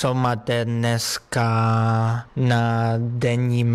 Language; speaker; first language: Czech; non-native, learner; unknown